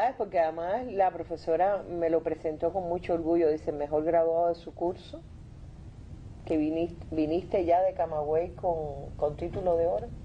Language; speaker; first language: Spanish; native; Spanish